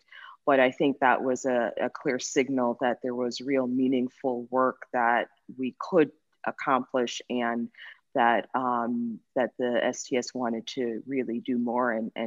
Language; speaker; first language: English; native; English